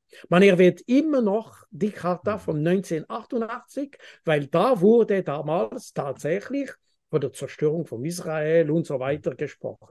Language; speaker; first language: German; non-native, fluent; French